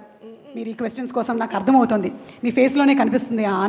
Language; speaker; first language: Telugu; native; Telugu